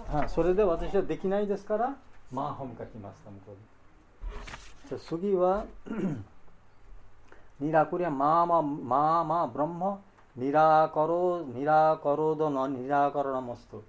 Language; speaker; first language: Japanese; non-native, fluent; Bangla